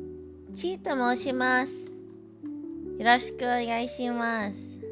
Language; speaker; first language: Japanese; non-native, learner; English